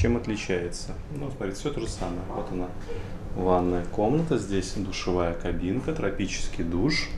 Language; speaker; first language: Russian; native; Russian